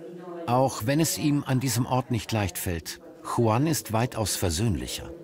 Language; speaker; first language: German; native; German